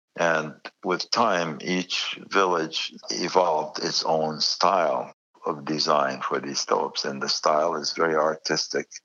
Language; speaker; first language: English; non-native, fluent; Arabic